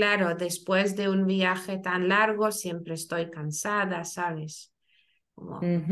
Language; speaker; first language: Spanish; non-native, fluent; Lithuanian